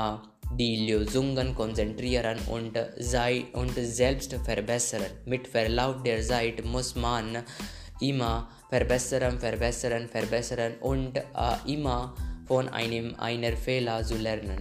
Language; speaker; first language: German; non-native, learner; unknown